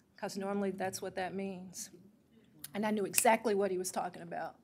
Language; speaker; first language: English; native; English